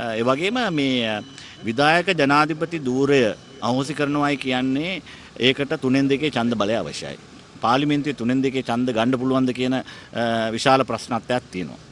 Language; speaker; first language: Sinhala; non-native, local second language; Tamil